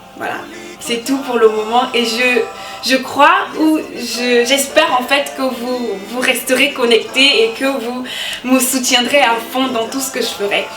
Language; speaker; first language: French; native; French